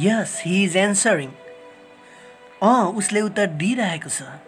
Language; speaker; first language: English; non-native, learner; Nepali